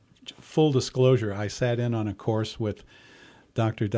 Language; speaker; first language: English; native; English